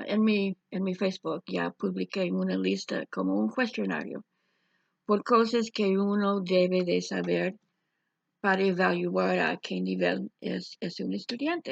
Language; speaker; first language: Spanish; non-native, fluent; English